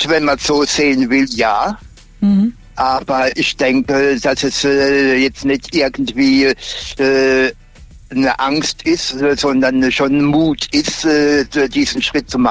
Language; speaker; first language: German; native; German